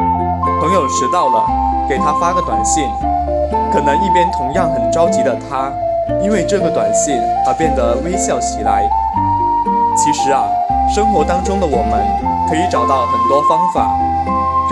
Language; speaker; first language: Chinese; native; Chinese